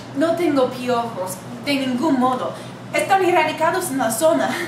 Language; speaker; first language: Spanish; non-native, fluent; English